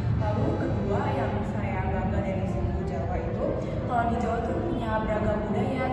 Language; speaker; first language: Indonesian; native; Indonesian